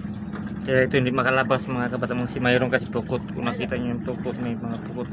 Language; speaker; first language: Filipino; non-native, local second language; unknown